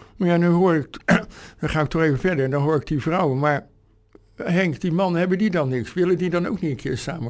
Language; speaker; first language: Dutch; native; Dutch